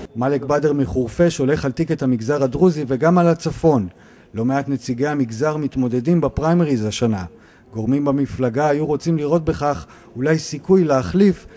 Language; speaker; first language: Hebrew; native; Hebrew